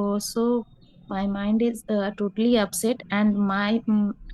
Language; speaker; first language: English; non-native, learner; Hindi